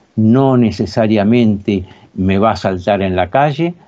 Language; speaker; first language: Spanish; native; Spanish